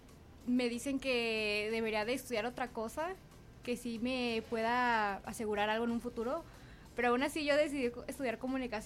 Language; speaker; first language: Spanish; native; Spanish